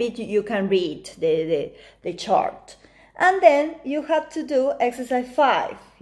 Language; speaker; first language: English; non-native, fluent; Spanish